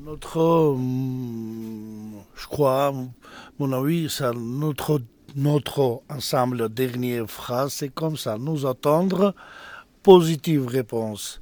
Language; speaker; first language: French; non-native, learner; Georgian